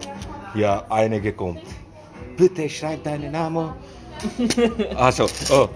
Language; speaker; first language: German; non-native, learner; Urdu